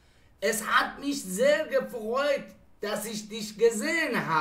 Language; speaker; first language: German; non-native, fluent; Persian